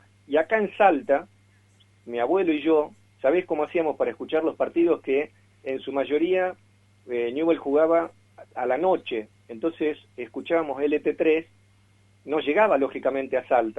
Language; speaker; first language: Spanish; native; Spanish